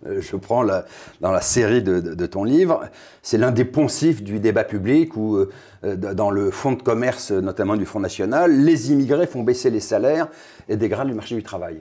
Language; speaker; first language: French; native; French